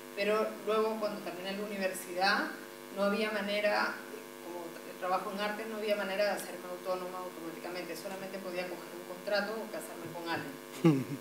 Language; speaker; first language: Spanish; native; Spanish